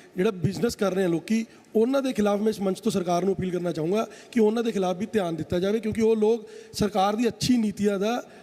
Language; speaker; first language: Punjabi; non-native, local second language; Hindi